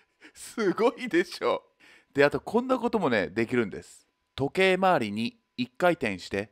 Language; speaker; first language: Japanese; native; Japanese